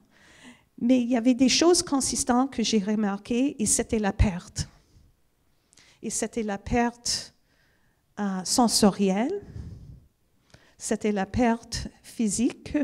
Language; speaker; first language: French; non-native, fluent; English